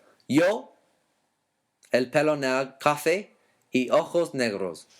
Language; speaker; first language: Spanish; non-native, fluent; English